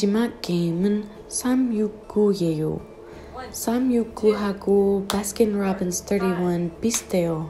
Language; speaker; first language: Korean; non-native, learner; English